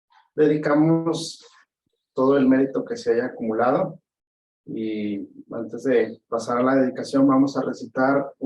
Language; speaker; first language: Spanish; native; Spanish